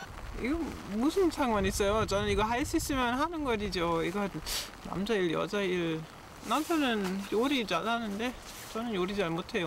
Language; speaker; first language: Korean; non-native, fluent; German